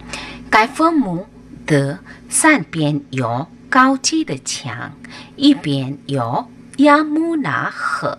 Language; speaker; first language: Chinese; non-native, fluent; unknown